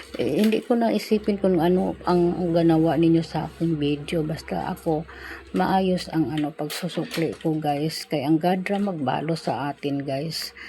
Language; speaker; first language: Filipino; non-native, local second language; Cebuano